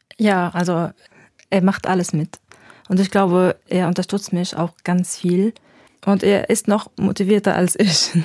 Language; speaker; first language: German; non-native, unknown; Arabic